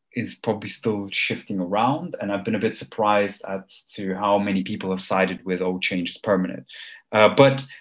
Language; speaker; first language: English; early bilingual, other home language; Armenian